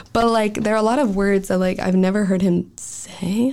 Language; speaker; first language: English; early bilingual, other home language; French